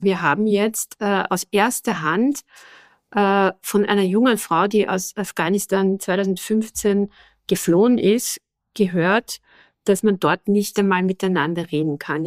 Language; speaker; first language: German; native; German